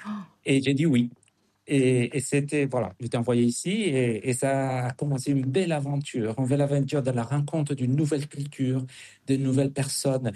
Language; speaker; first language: French; non-native, fluent; Spanish